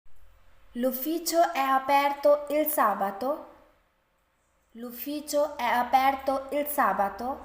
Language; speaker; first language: Italian; non-native, fluent; Urdu